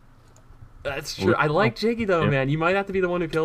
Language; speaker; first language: English; native; English